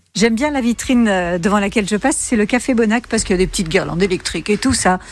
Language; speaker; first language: French; native; French